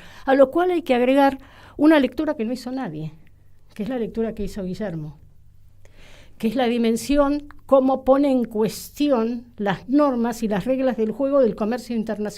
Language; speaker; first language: Spanish; native; Spanish